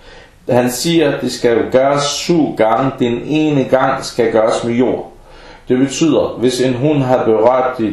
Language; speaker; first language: Danish; early bilingual, other home language; Arabic